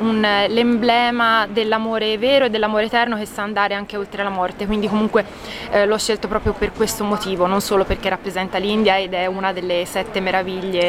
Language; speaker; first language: Italian; native; Italian